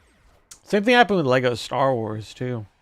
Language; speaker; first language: English; native; English